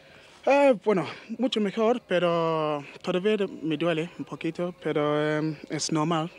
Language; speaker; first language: Spanish; non-native, learner; English